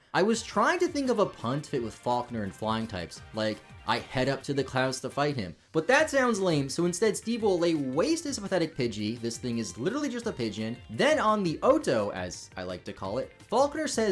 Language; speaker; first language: English; native; English